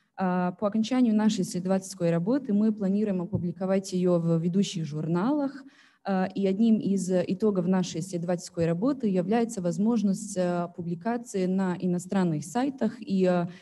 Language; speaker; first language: Russian; non-native, fluent; Bosnian